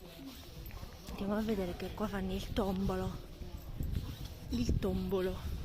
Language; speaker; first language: Italian; native; Italian